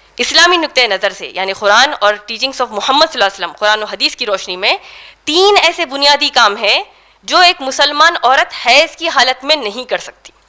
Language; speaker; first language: Urdu; native; Urdu